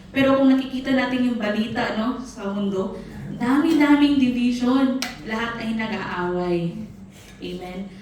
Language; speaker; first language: Filipino; non-native, local second language; Cebuano